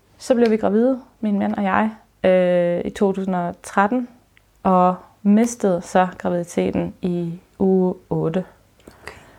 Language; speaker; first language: Danish; early bilingual, other home language; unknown